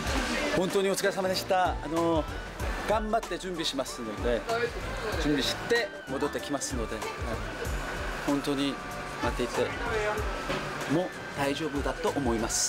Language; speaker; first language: Japanese; non-native, learner; Korean